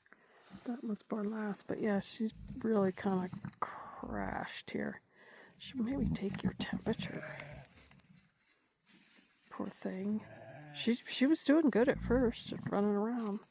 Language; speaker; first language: English; native; English